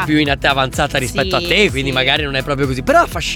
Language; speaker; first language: Italian; native; Italian